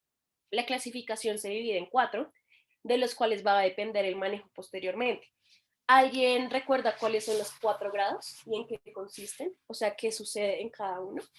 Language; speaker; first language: Spanish; native; Spanish